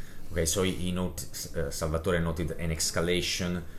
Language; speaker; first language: English; non-native, fluent; Italian